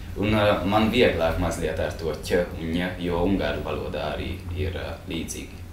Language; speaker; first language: Latvian; non-native, learner; Hungarian